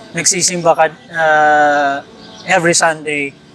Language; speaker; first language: Filipino; native; Filipino